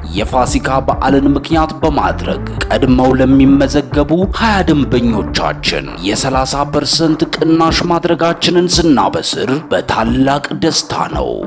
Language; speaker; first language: Amharic; native; Amharic